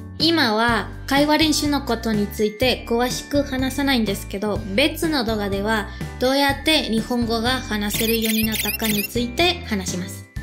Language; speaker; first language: Japanese; non-native, fluent; Spanish